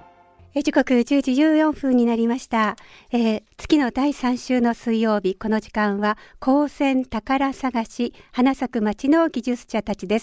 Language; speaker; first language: Japanese; native; Japanese